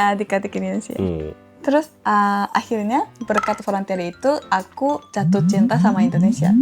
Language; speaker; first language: Indonesian; non-native, fluent; Japanese